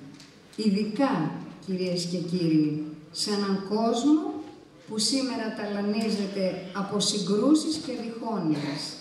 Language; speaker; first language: Greek; native; Greek